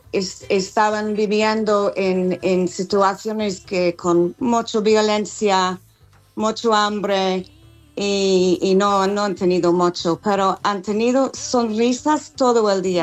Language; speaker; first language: Spanish; non-native, learner; English